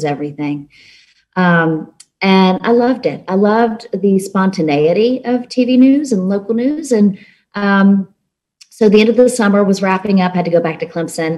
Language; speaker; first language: English; native; English